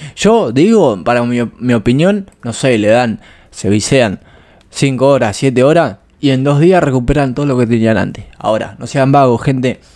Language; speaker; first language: Spanish; native; Spanish